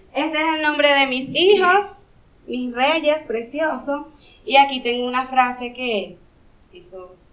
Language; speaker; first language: Spanish; native; Spanish